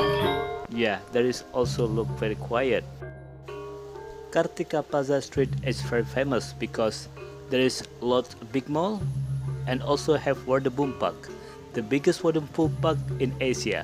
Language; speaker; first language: English; non-native, local second language; Indonesian